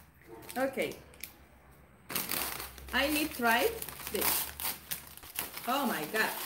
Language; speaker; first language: English; non-native, learner; Spanish